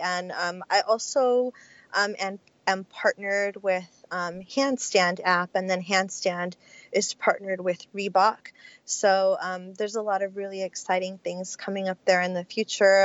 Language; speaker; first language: English; early bilingual, other home language; Spanish